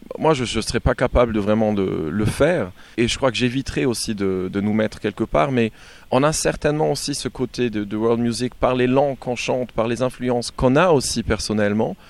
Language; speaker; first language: French; native; French